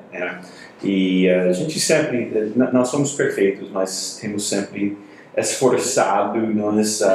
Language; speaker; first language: Portuguese; non-native, fluent; English